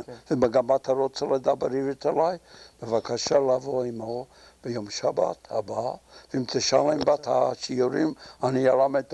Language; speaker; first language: Hebrew; non-native, fluent; Yiddish